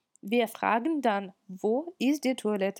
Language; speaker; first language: German; non-native, fluent; Russian